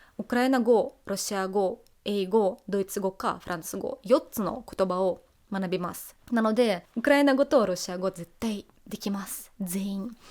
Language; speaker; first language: Japanese; non-native, fluent; Russian